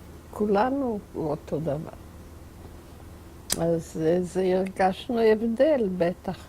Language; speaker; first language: Hebrew; non-native, fluent; Yiddish